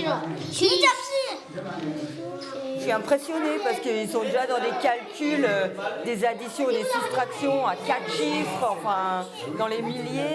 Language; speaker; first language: French; native; French